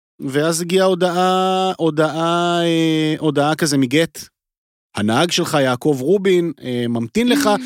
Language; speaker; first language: Hebrew; native; Hebrew